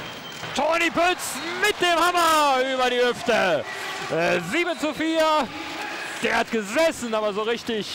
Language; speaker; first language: German; native; German